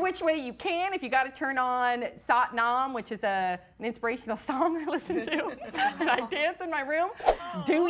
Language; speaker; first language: English; native; English